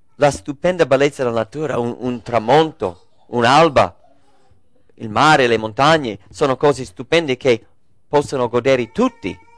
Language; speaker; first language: Italian; non-native, fluent; English